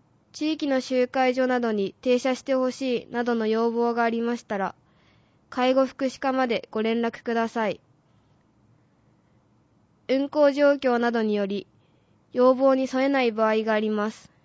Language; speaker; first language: Japanese; native; Japanese